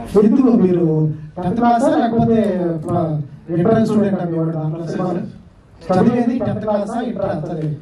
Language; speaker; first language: Telugu; native; Telugu